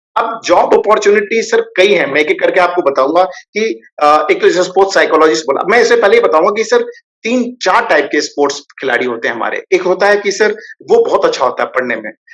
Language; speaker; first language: Hindi; native; Hindi